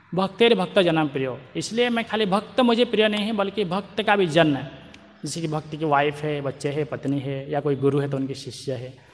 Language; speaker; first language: Hindi; non-native, local second language; Marathi